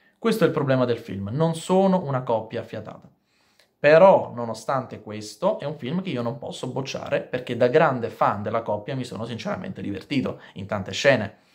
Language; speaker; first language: Italian; native; Italian